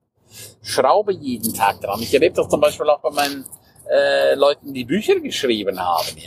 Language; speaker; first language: German; non-native, local second language; Romansh